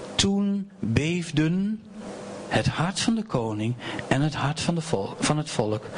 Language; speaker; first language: Dutch; native; Dutch